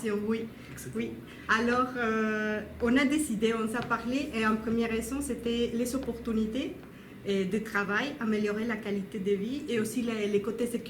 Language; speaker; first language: French; non-native, learner; Spanish